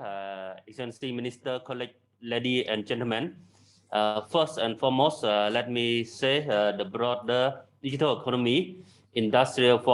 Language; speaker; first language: English; non-native, learner; Khmer